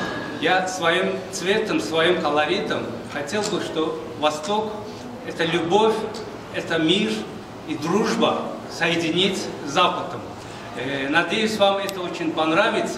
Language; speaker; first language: Russian; non-native, learner; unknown